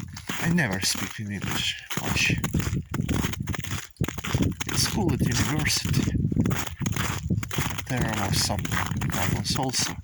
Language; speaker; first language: English; non-native, learner; Ukrainian